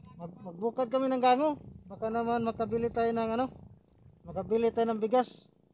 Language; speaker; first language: Filipino; non-native, local second language; Cebuano